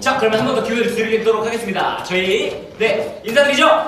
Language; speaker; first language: Korean; native; Korean